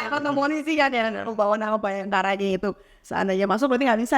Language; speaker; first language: Indonesian; native; Indonesian